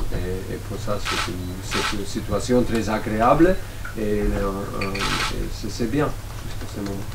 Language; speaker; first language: French; non-native, learner; German